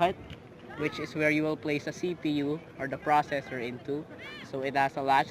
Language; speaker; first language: English; non-native, fluent; Filipino